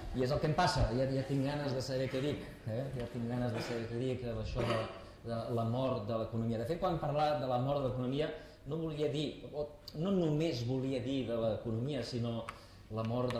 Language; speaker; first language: Catalan; native; Catalan